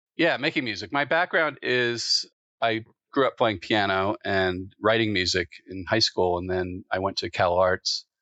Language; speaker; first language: English; native; English